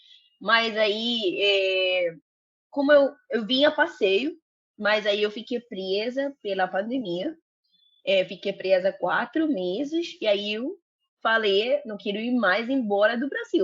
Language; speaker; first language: Portuguese; non-native, fluent; Spanish